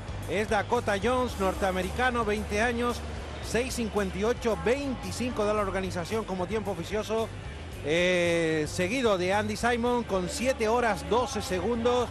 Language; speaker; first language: Spanish; native; Spanish